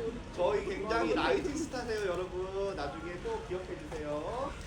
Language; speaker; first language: Korean; native; Korean